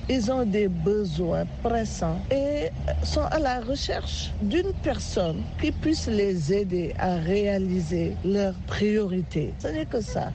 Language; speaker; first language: French; non-native, local second language; Wolof